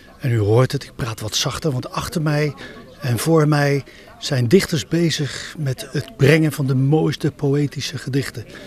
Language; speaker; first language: Dutch; native; Dutch